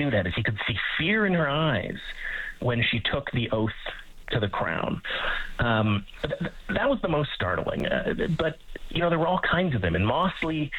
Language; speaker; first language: English; native; English